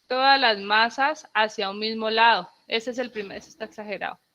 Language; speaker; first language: Spanish; native; Spanish